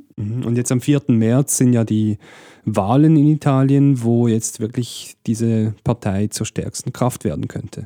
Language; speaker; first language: German; native; German